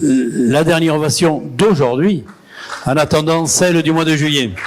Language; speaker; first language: French; native; French